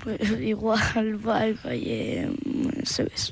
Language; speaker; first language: Basque; native; Basque